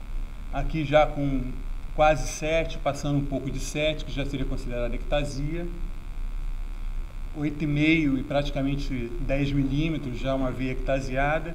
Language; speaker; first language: Portuguese; native; Portuguese